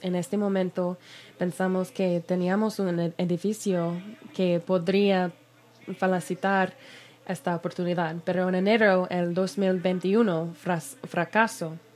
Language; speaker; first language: Spanish; non-native, learner; English